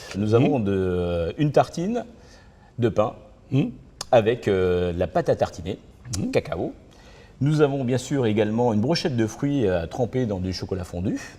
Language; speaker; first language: French; native; French